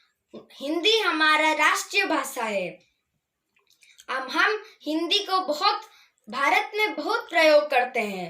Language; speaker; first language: Hindi; non-native, local second language; Odia